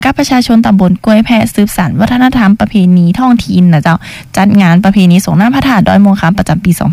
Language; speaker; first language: Thai; non-native, local second language; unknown